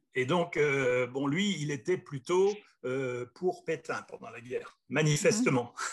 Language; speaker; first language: French; native; French